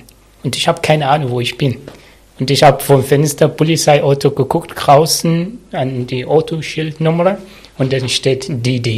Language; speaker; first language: German; non-native, learner; Arabic